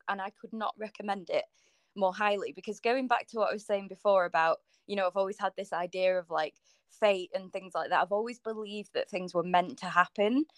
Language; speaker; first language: English; native; English